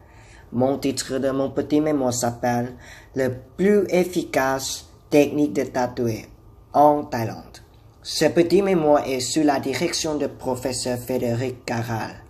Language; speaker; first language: French; non-native, learner; Thai